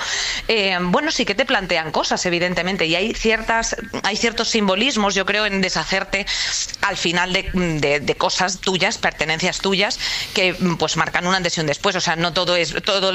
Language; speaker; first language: Spanish; native; Spanish